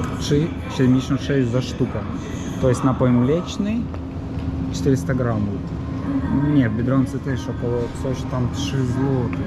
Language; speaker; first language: Polish; non-native, learner; Ukrainian